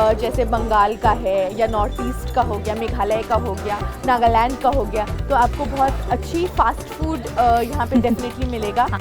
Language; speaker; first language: Hindi; non-native, local second language; Bangla